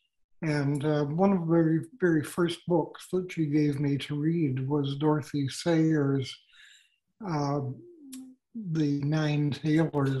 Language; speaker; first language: English; native; English